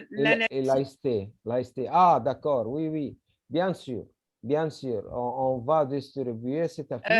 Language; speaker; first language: French; non-native, fluent; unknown